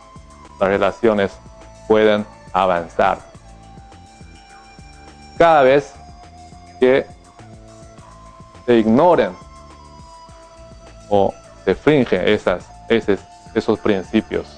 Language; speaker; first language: Spanish; non-native, fluent; Chinese